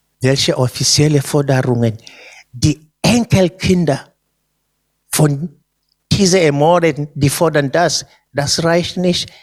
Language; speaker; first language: German; non-native, fluent; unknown